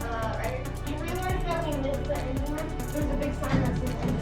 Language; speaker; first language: English; native; English